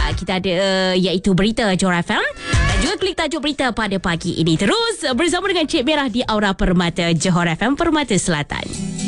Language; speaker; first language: Malay; native; Malay